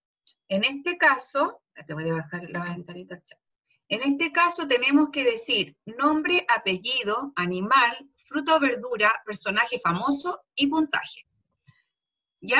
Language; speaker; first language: Spanish; native; Spanish